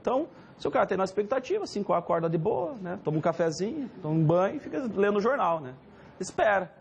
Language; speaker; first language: Portuguese; native; Portuguese